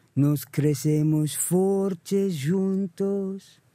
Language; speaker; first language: Portuguese; non-native, learner; English